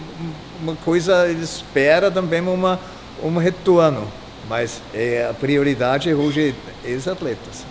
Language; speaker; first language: Portuguese; non-native, fluent; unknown